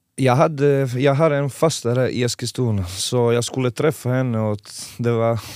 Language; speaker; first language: Swedish; non-native, fluent; Serbian